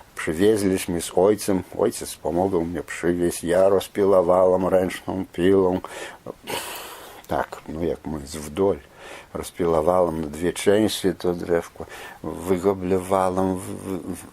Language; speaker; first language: Polish; non-native, fluent; Belarusian